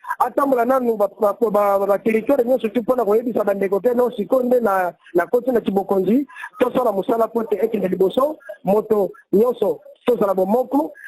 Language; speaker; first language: Lingala; non-native, local second language; Kongo